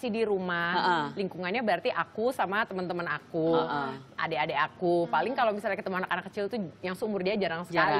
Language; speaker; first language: Indonesian; native; Indonesian